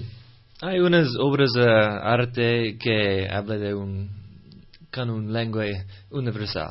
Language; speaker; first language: Spanish; non-native, fluent; English